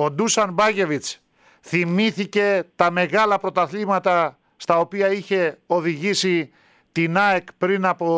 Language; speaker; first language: Greek; native; Greek